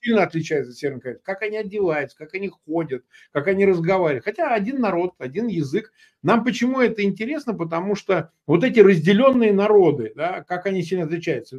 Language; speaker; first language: Russian; native; Russian